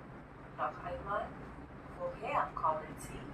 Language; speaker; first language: German; non-native, fluent; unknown